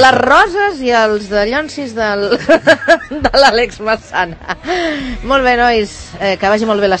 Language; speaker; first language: Catalan; native; Catalan